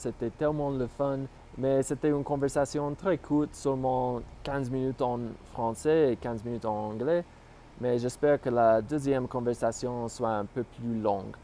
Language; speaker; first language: French; non-native, fluent; English